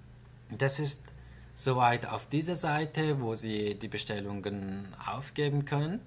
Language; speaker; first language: German; non-native, fluent; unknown